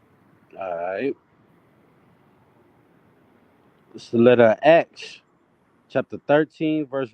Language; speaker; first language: English; native; English